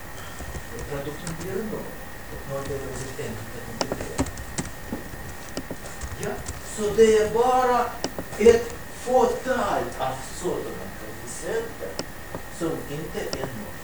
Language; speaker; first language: Swedish; non-native, fluent; Russian